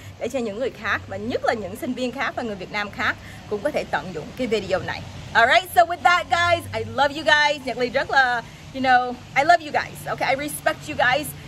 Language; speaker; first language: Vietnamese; early bilingual, heritage; Vietnamese